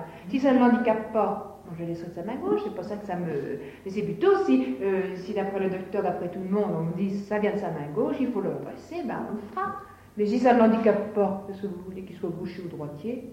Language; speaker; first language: French; native; French